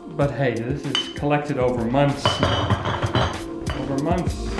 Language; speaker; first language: English; non-native, fluent; Dutch